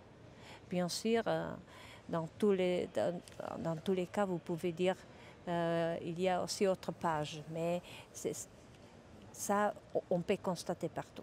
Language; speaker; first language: French; non-native, fluent; Czech